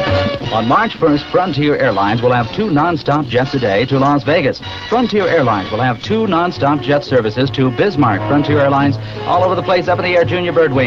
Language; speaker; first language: English; native; English